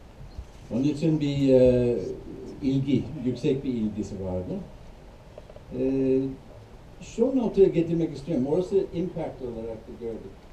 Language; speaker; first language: Turkish; non-native, fluent; English